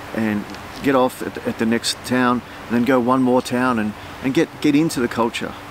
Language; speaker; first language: English; native; English